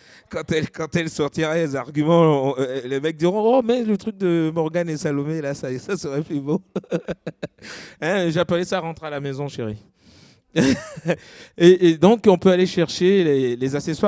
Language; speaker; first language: French; native; French